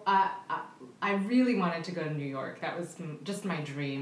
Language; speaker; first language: English; early bilingual, other home language; Filipino